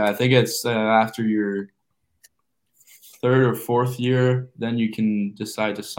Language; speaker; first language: English; native; English